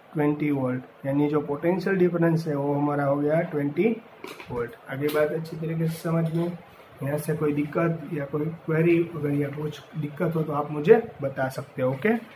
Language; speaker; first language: Hindi; non-native, local second language; Gujarati